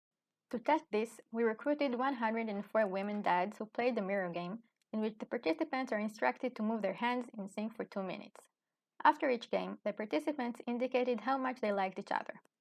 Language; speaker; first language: English; non-native, fluent; Hebrew